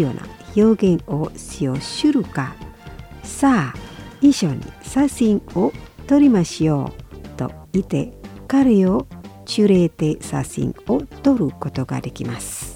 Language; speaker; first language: Japanese; non-native, fluent; Indonesian